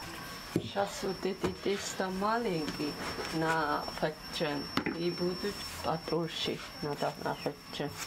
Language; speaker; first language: Russian; non-native, local second language; Ossetic